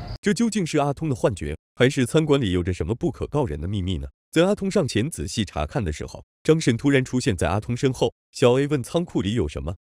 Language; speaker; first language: Chinese; native; Chinese